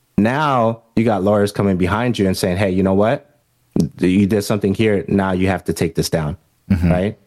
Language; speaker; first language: English; early bilingual, other home language; Haitian Creole